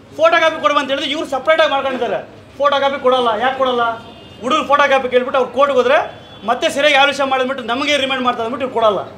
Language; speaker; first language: Kannada; native; Kannada